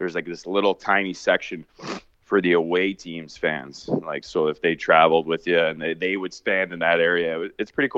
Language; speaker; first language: English; native; English